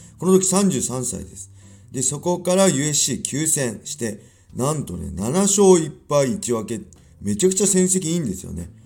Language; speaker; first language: Japanese; native; Japanese